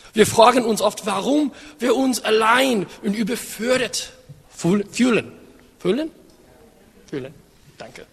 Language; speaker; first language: German; non-native, fluent; English